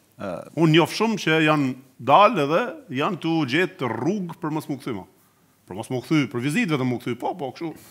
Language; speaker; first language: Albanian; native; Albanian